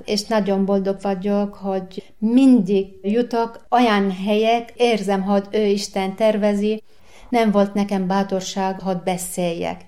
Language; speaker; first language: Hungarian; non-native, learner; Arabic